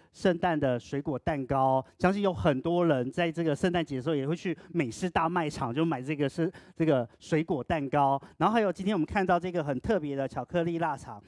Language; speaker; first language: Chinese; native; Chinese